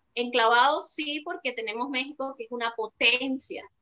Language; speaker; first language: Spanish; native; Spanish